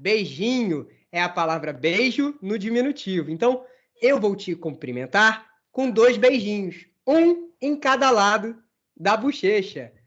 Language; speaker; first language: Portuguese; native; Portuguese